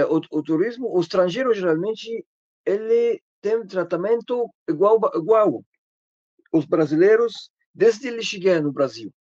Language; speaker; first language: Portuguese; non-native, learner; Arabic